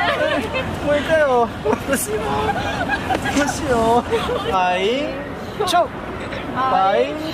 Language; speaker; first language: Japanese; non-native, learner; Indonesian